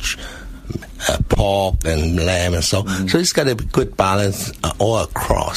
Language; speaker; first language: English; non-native, local second language; Cantonese